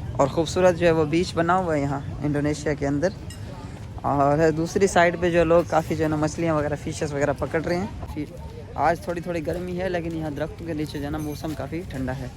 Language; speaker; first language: Urdu; non-native, local second language; Saraiki